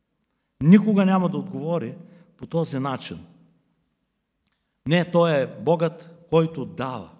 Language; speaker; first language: Bulgarian; native; Bulgarian